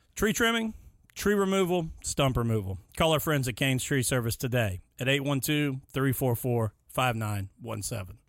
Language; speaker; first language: English; native; English